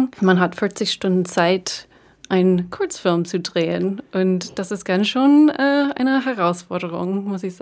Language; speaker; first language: German; non-native, fluent; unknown